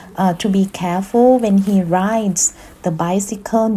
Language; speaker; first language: English; non-native, fluent; Thai